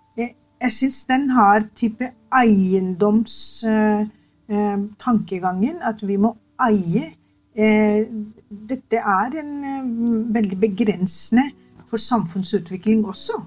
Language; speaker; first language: Norwegian; non-native, fluent; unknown